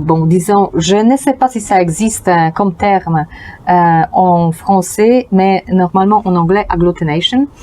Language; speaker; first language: French; non-native, learner; Polish